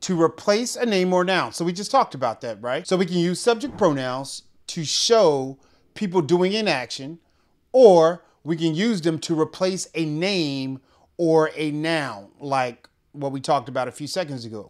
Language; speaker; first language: English; native; English